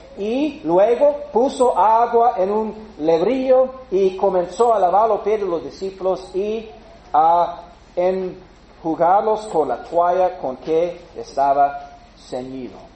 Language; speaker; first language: Spanish; non-native, fluent; English